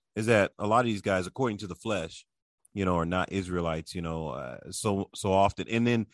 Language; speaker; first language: English; early bilingual, other home language; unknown